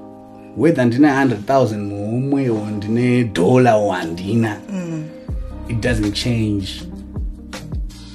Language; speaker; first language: English; non-native, local second language; Shona